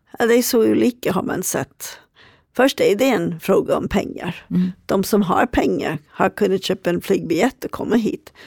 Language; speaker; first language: Swedish; non-native, fluent; English